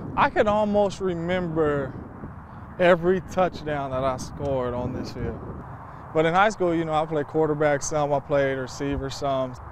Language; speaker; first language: English; native; English